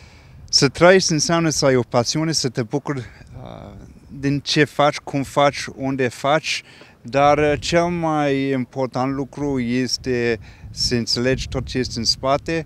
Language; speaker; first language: Romanian; early bilingual, heritage; English